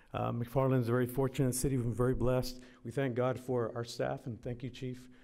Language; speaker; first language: English; native; English